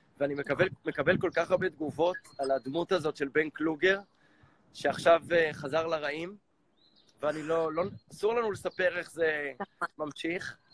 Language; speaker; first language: Hebrew; native; Hebrew